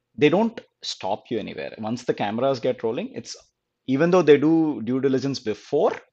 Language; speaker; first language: English; non-native, local second language; Telugu